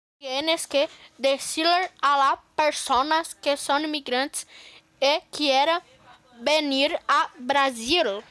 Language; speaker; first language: Spanish; non-native, learner; Portuguese